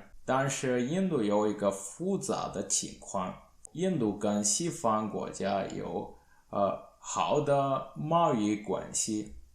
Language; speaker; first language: Chinese; non-native, learner; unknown